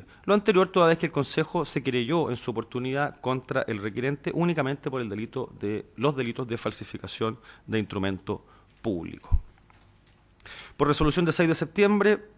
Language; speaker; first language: Spanish; native; Spanish